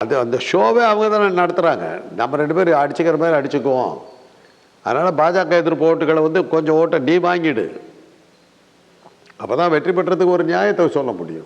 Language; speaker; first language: Tamil; native; Tamil